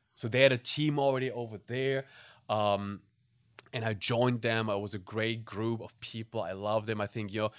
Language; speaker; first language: English; non-native, fluent; German